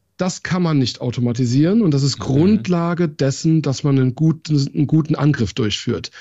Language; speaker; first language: German; early bilingual, other home language; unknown